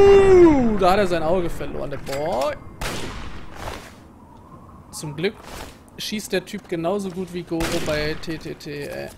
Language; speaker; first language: German; native; German